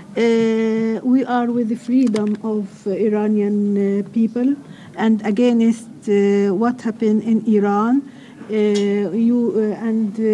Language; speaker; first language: English; non-native, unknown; Arabic